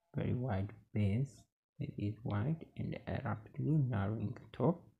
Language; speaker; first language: English; non-native, local second language; Amharic